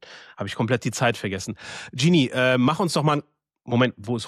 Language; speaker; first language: German; native; German